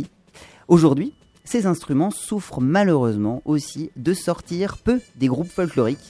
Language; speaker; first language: French; native; French